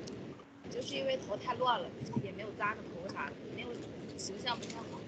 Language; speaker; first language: Chinese; native; Chinese